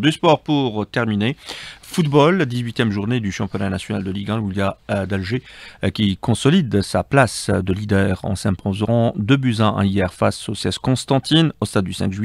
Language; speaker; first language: French; non-native, local second language; Arabic